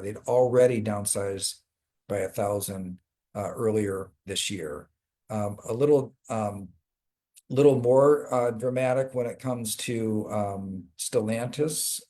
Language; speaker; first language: English; native; English